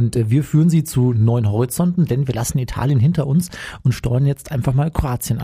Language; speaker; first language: German; native; German